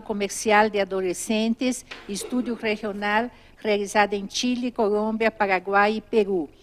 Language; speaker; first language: Spanish; non-native, fluent; Portuguese